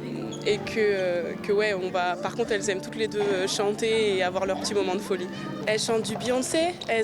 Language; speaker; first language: French; native; French